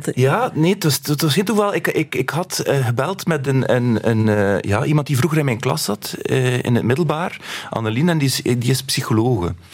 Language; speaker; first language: Dutch; native; Dutch